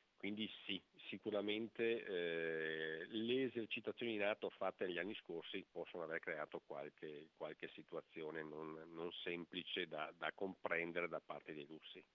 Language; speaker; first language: Italian; native; Italian